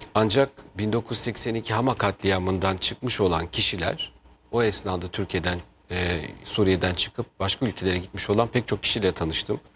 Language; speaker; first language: Turkish; native; Turkish